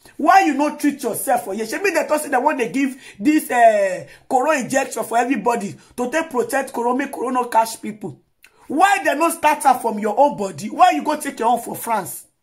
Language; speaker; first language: Nigerian Pidgin; native; Nigerian Pidgin